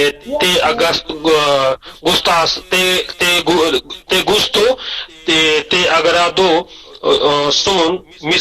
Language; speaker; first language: Spanish; non-native, learner; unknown